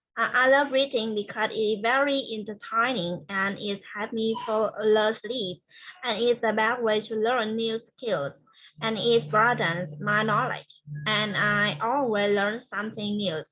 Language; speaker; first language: English; non-native, learner; Vietnamese